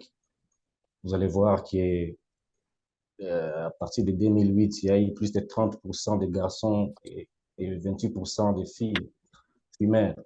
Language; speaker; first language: French; non-native, local second language; Lingala